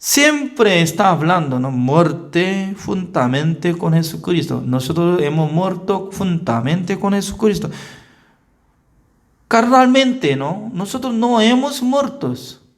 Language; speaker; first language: Spanish; non-native, learner; Korean